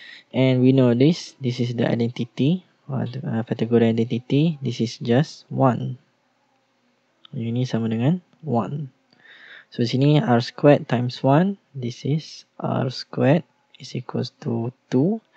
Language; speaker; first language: English; non-native, local second language; Malay